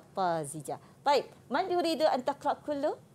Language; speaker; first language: Arabic; non-native, fluent; Malay